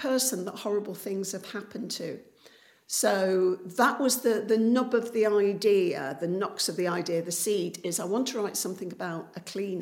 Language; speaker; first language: English; native; English